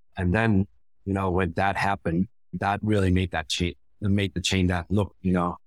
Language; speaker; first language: English; non-native, fluent; Khmer